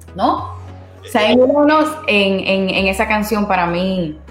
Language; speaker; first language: Spanish; native; Spanish